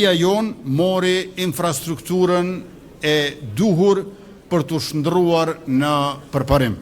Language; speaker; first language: Albanian; native; Albanian